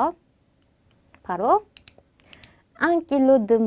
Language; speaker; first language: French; non-native, fluent; Korean